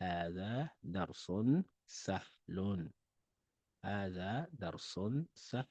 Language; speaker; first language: Arabic; non-native, fluent; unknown